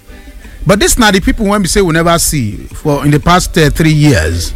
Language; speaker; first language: Nigerian Pidgin; non-native, local second language; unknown